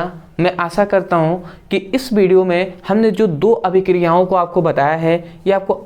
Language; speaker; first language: Hindi; native; Hindi